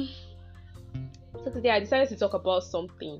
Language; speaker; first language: English; non-native, local second language; Yoruba